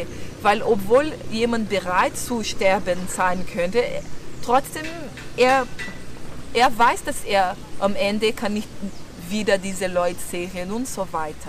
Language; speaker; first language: German; non-native, fluent; Portuguese